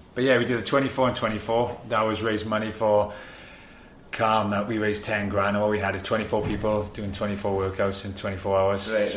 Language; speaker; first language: English; native; English